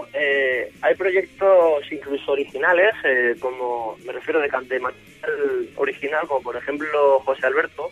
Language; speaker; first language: Spanish; native; Spanish